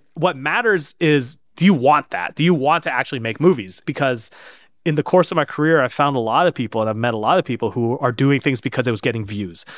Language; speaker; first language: English; native; English